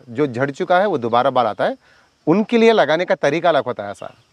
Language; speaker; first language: Hindi; non-native, local second language; Kannada